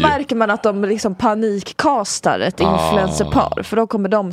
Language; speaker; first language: Swedish; native; Swedish